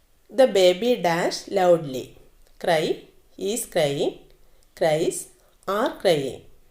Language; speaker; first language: English; non-native, local second language; Malayalam